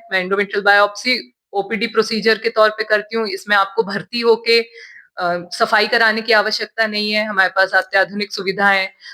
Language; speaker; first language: Hindi; native; Hindi